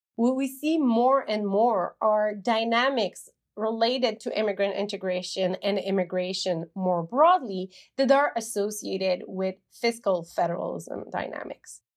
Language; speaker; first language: English; native; English